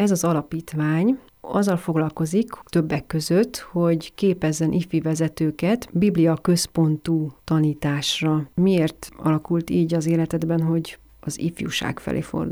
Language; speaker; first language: Hungarian; native; Hungarian